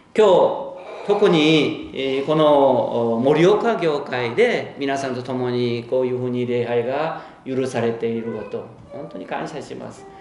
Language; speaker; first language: Japanese; non-native, fluent; Korean